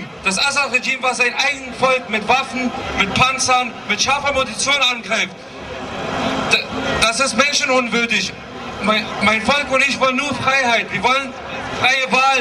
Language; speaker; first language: German; non-native, fluent; Kurdish